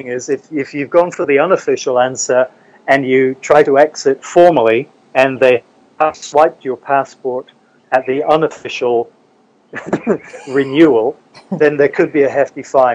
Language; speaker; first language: English; native; English